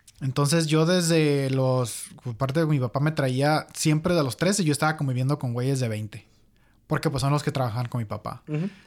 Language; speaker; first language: Spanish; native; Spanish